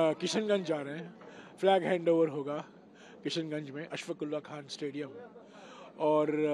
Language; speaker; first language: Hindi; non-native, local second language; Tamil